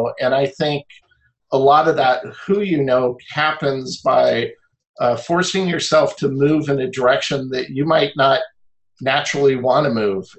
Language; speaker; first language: English; native; English